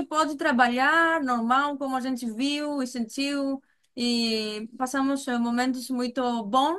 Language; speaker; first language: Portuguese; non-native, fluent; Greek